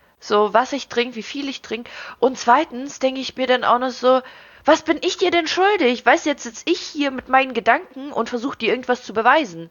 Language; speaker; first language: German; early bilingual, other home language; Russian